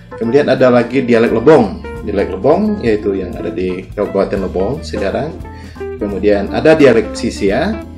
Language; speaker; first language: Indonesian; non-native, local second language; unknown